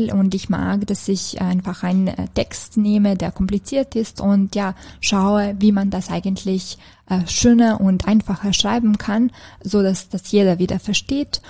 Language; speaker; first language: German; non-native, fluent; Serbian